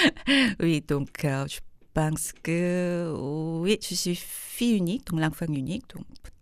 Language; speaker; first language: French; non-native, fluent; Korean